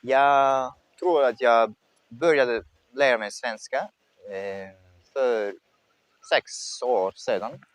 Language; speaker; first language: Swedish; non-native, learner; French